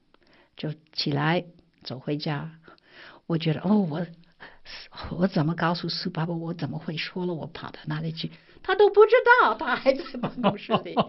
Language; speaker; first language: Chinese; non-native, fluent; English